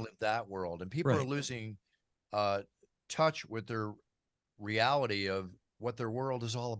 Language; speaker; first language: English; native; English